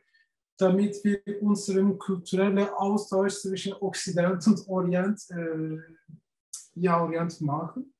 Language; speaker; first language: German; non-native, learner; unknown